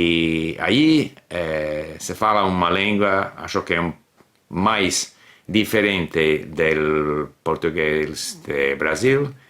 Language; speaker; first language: Portuguese; non-native, learner; English